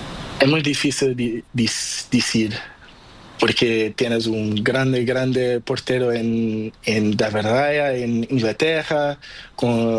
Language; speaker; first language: Spanish; non-native, learner; Portuguese